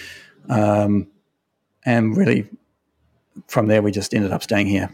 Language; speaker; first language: English; native; English